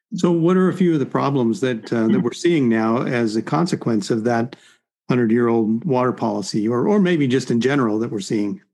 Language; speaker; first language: English; native; English